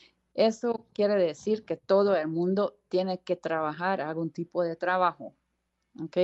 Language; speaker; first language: Spanish; non-native, fluent; Hungarian